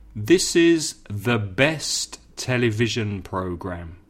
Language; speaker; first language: English; native; English